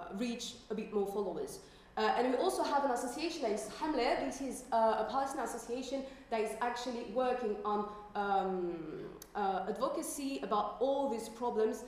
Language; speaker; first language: English; non-native, fluent; French